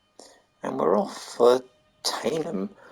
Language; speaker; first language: English; native; English